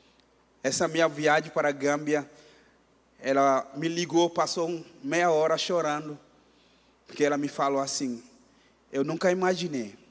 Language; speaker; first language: Portuguese; non-native, fluent; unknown